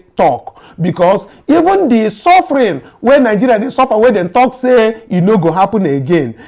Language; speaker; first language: Nigerian Pidgin; native; Nigerian Pidgin